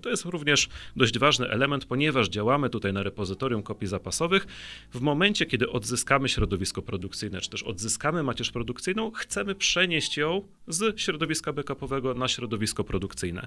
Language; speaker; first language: Polish; native; Polish